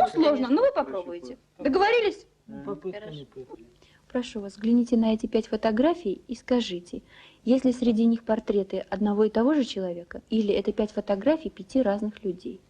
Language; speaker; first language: Russian; native; Russian